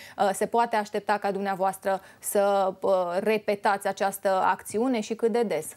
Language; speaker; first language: Romanian; native; Romanian